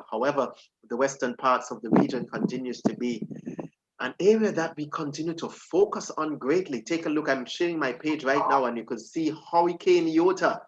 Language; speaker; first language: English; native; English